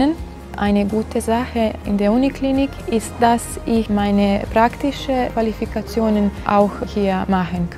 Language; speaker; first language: German; non-native, learner; Bosnian